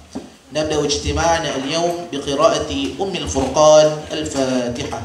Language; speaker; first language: Arabic; non-native, fluent; Malay